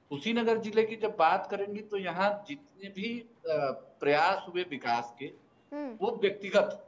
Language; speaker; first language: Hindi; native; Hindi